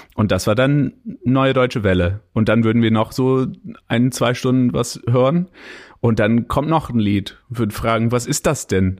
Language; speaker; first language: German; non-native, fluent; English